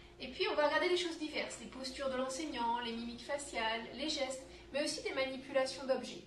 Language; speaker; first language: French; native; French